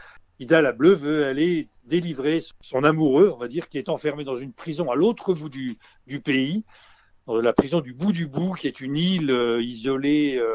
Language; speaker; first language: French; native; French